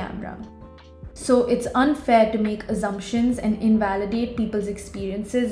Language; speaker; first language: English; non-native, local second language; Hindi